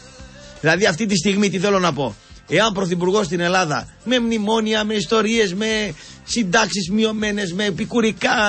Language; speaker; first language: Greek; native; Greek